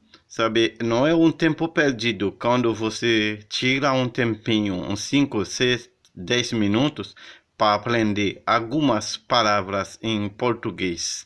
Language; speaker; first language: Portuguese; non-native, fluent; Haitian Creole